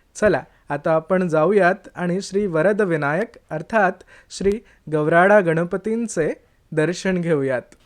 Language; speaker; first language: Marathi; native; Marathi